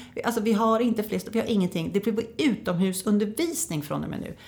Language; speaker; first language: Swedish; native; Swedish